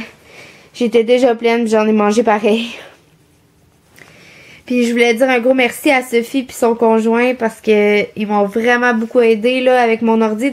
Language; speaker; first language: French; native; French